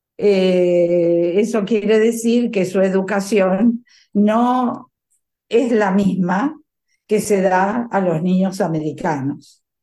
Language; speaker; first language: Spanish; native; Spanish